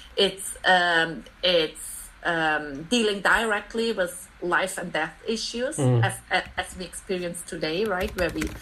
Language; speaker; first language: English; non-native, fluent; German